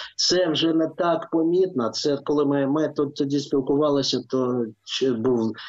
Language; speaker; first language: Ukrainian; non-native, local second language; Russian